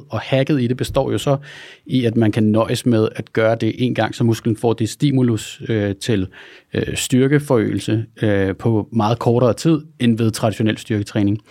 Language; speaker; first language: Danish; native; Danish